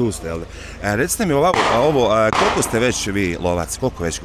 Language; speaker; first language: Croatian; native; Croatian